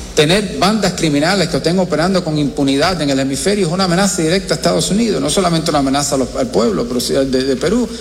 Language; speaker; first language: Spanish; early bilingual, heritage; Spanish